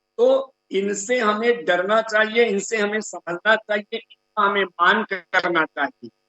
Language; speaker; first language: Hindi; native; Hindi